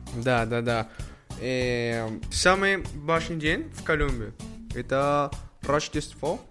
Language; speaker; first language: Russian; non-native, learner; Spanish